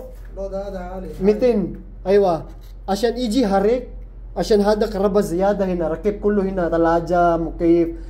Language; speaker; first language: Arabic; non-native, learner; Filipino